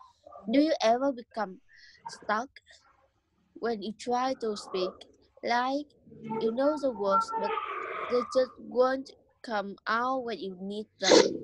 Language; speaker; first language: English; non-native, learner; Vietnamese